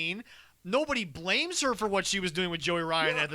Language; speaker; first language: English; native; English